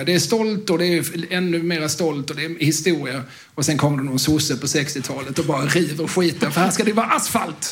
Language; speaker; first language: Swedish; native; Swedish